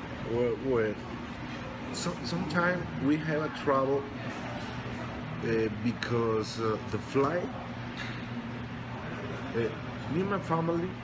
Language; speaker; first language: English; non-native, learner; Spanish